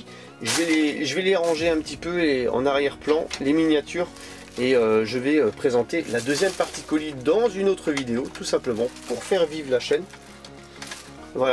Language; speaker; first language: French; native; French